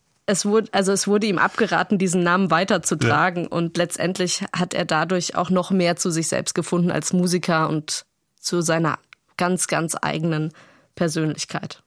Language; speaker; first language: German; native; German